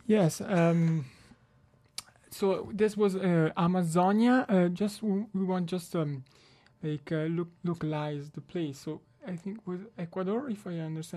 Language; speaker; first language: English; non-native, learner; Italian